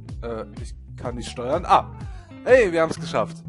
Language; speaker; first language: German; native; German